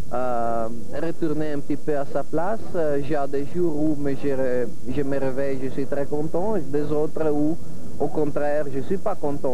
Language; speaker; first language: French; non-native, fluent; Italian